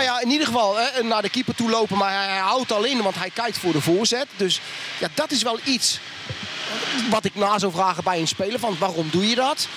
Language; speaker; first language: Dutch; native; Dutch